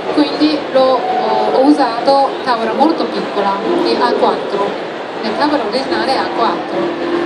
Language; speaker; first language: Italian; non-native, fluent; Japanese